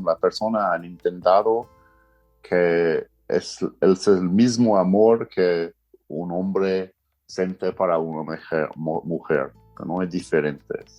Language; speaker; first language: Spanish; non-native, fluent; English